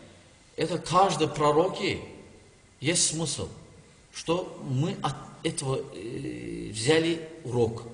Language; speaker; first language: Russian; non-native, learner; Azerbaijani